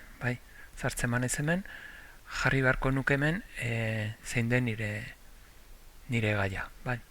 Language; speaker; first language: Basque; non-native, local second language; Spanish